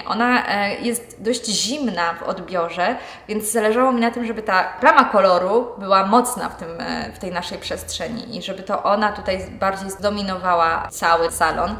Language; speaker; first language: Polish; native; Polish